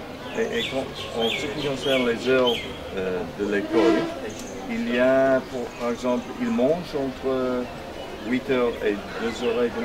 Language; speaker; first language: French; non-native, fluent; English